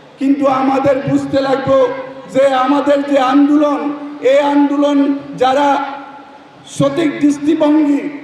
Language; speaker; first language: Bangla; non-native, learner; Assamese